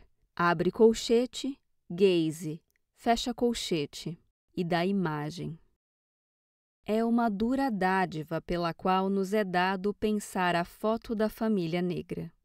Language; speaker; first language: Portuguese; native; Portuguese